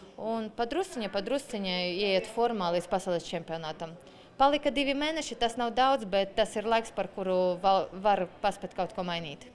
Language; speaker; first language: Latvian; non-native, local second language; Russian